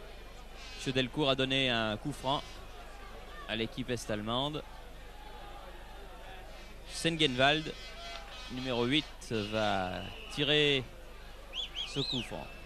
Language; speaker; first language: French; native; French